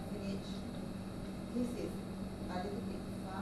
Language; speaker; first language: English; non-native, learner; Thai